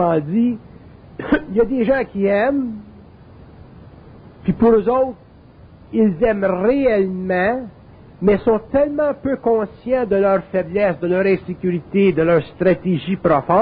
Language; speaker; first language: French; native; French